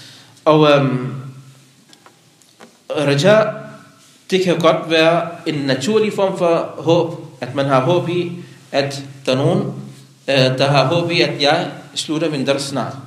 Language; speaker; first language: Danish; non-native, local second language; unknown